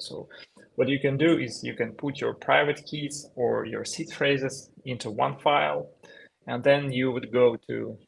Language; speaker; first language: English; non-native, fluent; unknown